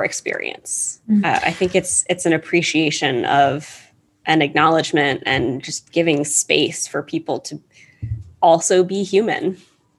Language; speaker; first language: English; native; English